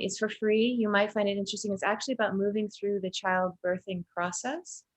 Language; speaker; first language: English; native; English